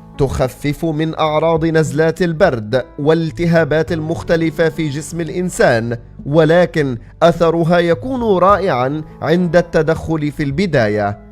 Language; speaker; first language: Arabic; native; Arabic